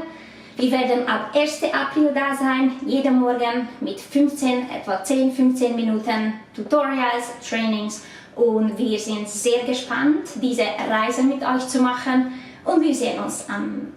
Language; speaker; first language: German; non-native, learner; Hungarian